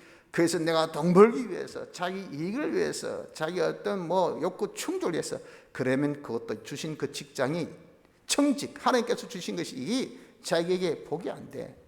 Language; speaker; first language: Korean; native; Korean